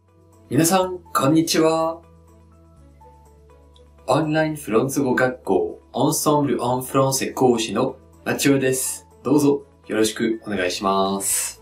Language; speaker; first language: Japanese; non-native, fluent; French